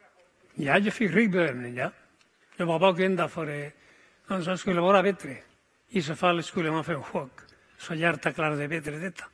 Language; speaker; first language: Swedish; non-native, fluent; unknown